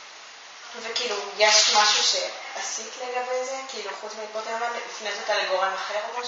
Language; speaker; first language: Hebrew; native; Hebrew